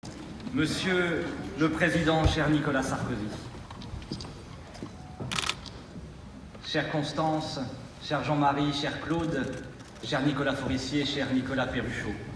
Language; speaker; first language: French; native; French